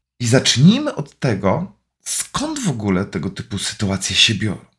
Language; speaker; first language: Polish; native; Polish